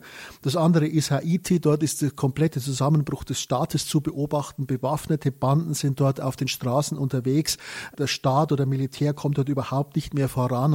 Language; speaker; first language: German; native; German